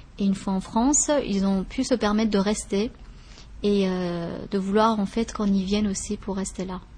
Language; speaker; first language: French; early bilingual, other home language; Persian